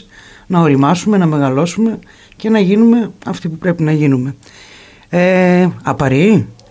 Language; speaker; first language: Greek; native; Greek